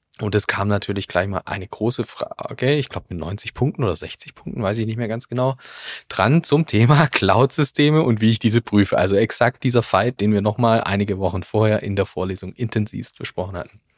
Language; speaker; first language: German; native; German